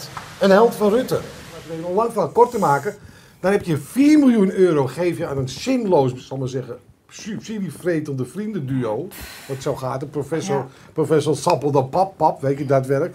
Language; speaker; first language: Dutch; native; Dutch